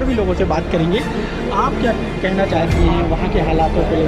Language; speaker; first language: Hindi; native; Hindi